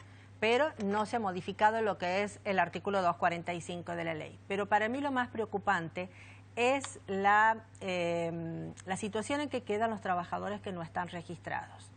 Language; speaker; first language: Spanish; native; Spanish